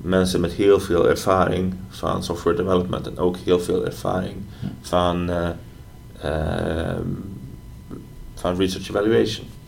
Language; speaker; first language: Dutch; non-native, fluent; Swedish